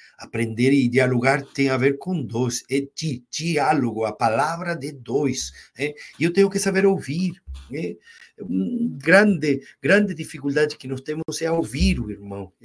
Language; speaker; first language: Portuguese; non-native, fluent; Spanish